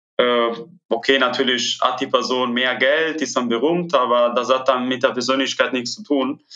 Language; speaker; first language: German; non-native, fluent; Italian